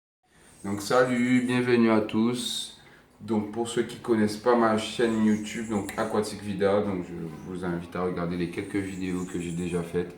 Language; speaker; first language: French; native; French